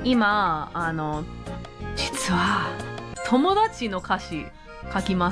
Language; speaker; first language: Japanese; non-native, learner; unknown